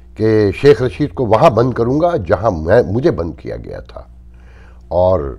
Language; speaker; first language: Urdu; native; Urdu